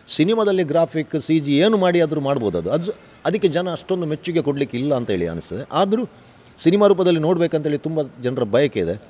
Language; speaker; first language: Kannada; non-native, local second language; Tulu